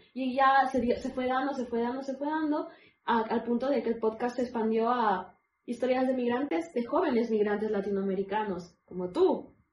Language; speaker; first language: Spanish; native; Spanish